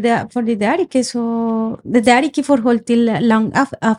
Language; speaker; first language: Norwegian; non-native, fluent; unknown